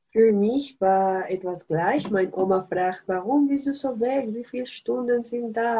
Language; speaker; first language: German; non-native, learner; Spanish